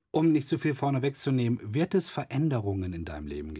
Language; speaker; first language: German; native; German